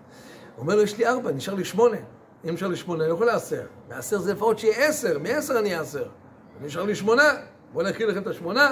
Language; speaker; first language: Hebrew; native; Hebrew